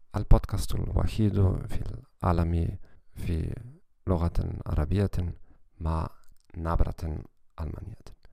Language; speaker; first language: Arabic; non-native, learner; German